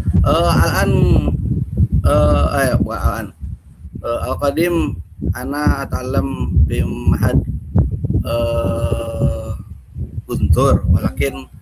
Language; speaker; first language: Arabic; non-native, learner; Indonesian